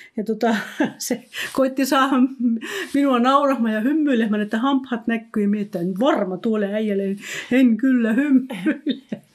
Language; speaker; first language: Finnish; native; Finnish